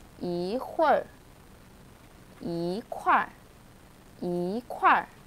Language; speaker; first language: Chinese; non-native, fluent; Vietnamese